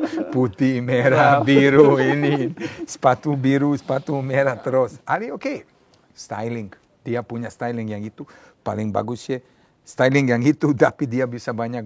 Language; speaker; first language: Indonesian; non-native, fluent; Serbian